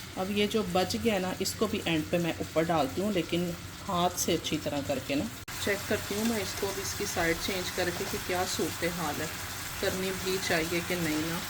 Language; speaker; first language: Urdu; non-native, local second language; Punjabi